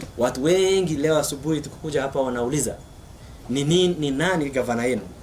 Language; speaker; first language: Swahili; non-native, local second language; Somali